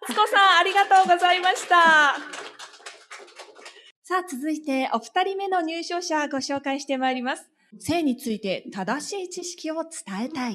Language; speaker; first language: Japanese; native; Japanese